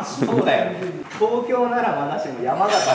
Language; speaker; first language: Japanese; native; Japanese